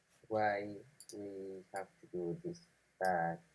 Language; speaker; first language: English; non-native, learner; Spanish